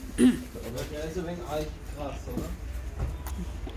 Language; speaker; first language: German; native; German